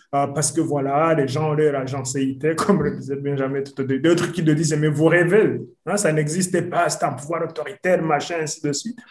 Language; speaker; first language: French; non-native, local second language; Rundi